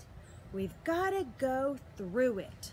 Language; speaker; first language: English; native; English